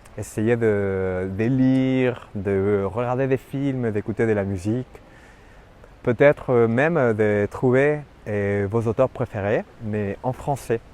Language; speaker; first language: French; non-native, fluent; Spanish